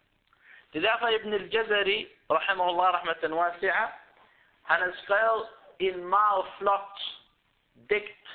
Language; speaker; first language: Danish; non-native, fluent; Arabic